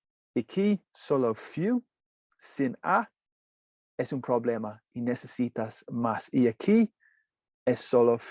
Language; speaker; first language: Spanish; non-native, learner; English